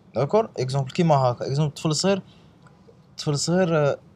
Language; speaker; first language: French; non-native, local second language; Arabic